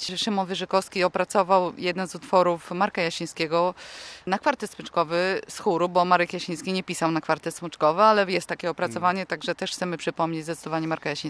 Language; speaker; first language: Polish; native; Polish